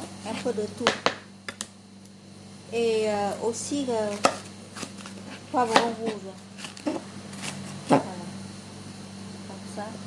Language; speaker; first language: French; non-native, fluent; Vietnamese